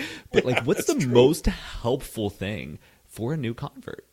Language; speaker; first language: English; native; English